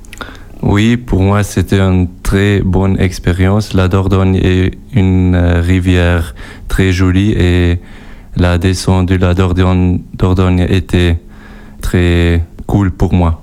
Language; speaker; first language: French; non-native, local second language; German